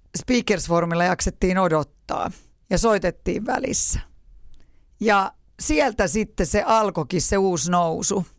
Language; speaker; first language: Finnish; native; Finnish